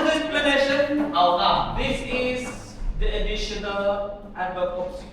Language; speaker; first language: English; non-native, fluent; Indonesian